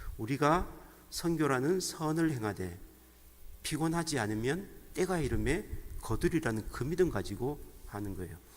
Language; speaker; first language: Korean; native; Korean